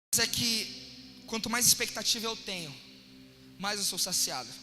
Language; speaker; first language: Portuguese; native; Portuguese